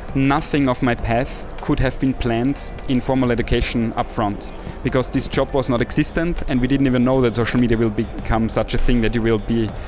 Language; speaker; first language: English; non-native, fluent; German